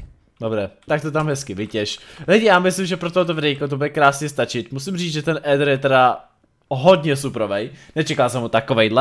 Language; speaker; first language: Czech; native; Czech